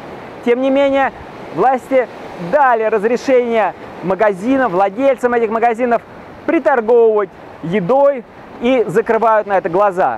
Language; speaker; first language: Russian; native; Russian